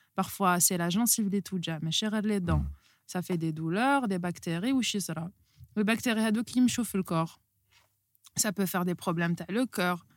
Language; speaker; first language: French; non-native, local second language; Arabic